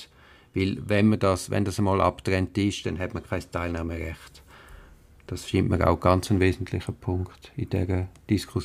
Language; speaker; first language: German; native; German